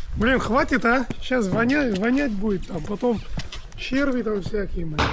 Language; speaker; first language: Russian; non-native, local second language; Kazakh